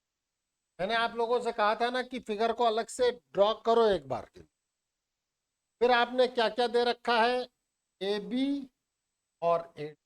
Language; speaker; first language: Hindi; native; Hindi